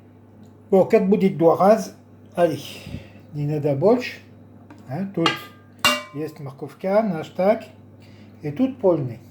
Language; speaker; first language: Russian; non-native, learner; French